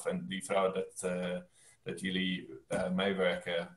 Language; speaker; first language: Dutch; non-native, learner; English